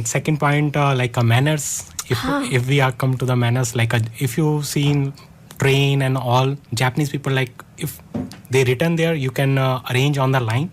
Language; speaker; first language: English; non-native, learner; Hindi